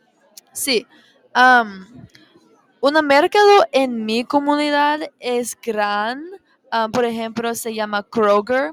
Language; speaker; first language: Spanish; non-native, learner; English